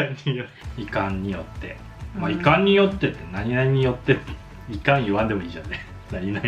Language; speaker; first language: Japanese; native; Japanese